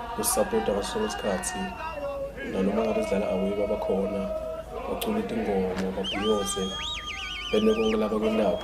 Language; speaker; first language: Zulu; non-native, local second language; Swati